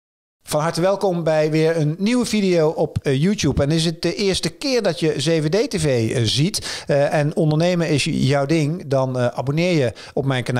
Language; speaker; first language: Dutch; native; Dutch